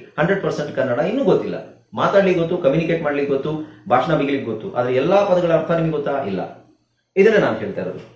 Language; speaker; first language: Kannada; native; Kannada